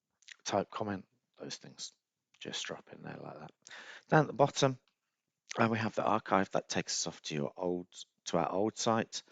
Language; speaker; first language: English; native; English